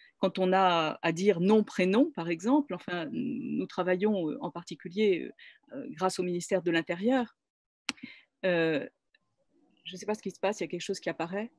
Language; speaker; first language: French; native; French